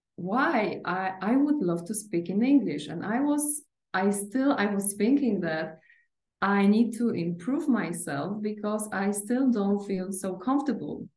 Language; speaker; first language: English; non-native, fluent; Polish